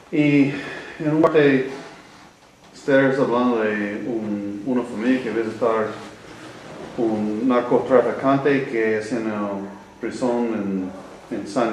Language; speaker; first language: Spanish; non-native, learner; English